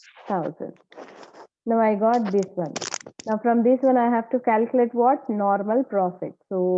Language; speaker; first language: English; non-native, local second language; Telugu